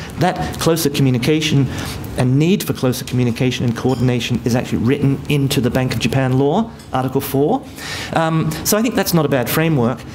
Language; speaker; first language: English; native; English